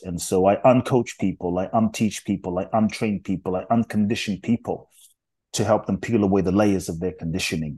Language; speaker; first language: English; native; English